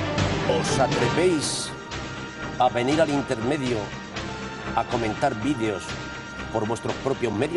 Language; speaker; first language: Spanish; native; Spanish